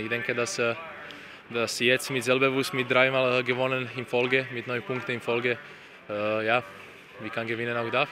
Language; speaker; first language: German; non-native, learner; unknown